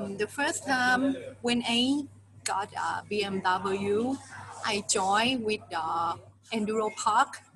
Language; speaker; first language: English; non-native, learner; Thai